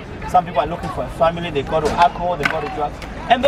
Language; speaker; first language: English; non-native, local second language; Shona